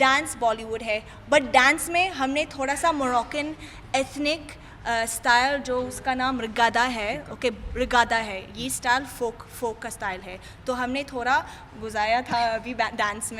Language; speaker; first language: Hindi; non-native, fluent; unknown